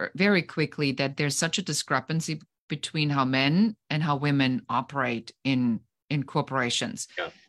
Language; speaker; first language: English; non-native, fluent; German